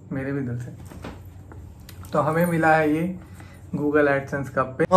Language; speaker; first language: Hindi; native; Hindi